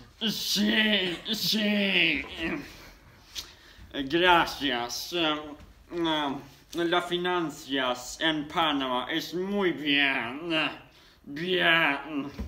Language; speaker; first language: Spanish; non-native, learner; Swedish